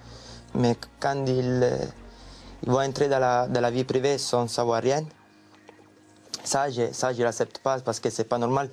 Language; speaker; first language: French; non-native, learner; Italian